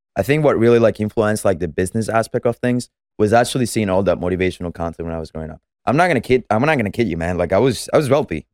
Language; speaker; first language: English; non-native, fluent; Spanish